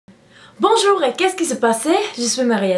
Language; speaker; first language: French; non-native, learner; English